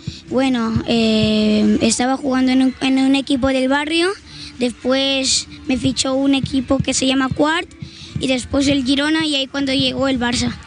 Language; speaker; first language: Spanish; early bilingual, heritage; Spanish